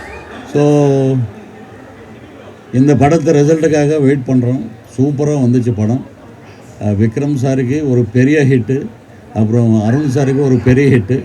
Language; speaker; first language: Tamil; non-native, local second language; Telugu